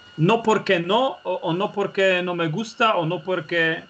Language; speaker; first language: Spanish; non-native, learner; Polish